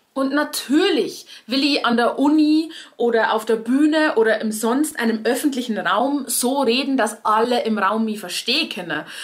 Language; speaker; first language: German; native; German